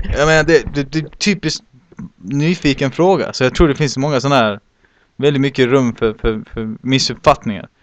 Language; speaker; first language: Swedish; early bilingual, other home language; Spanish